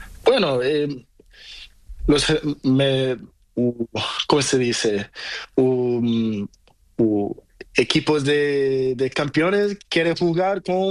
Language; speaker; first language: Spanish; non-native, learner; Portuguese